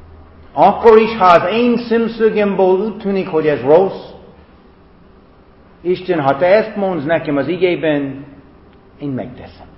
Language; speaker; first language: Hungarian; non-native, fluent; English